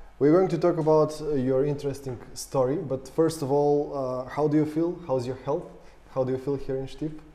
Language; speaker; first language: English; non-native, fluent; Macedonian